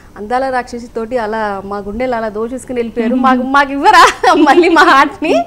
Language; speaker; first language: Telugu; native; Telugu